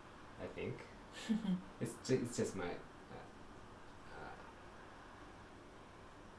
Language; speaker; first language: English; non-native, learner; Japanese